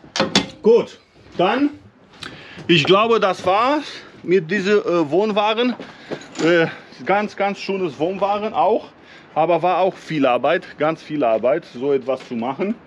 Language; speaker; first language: German; non-native, learner; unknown